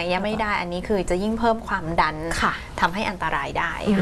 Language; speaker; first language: Thai; native; Thai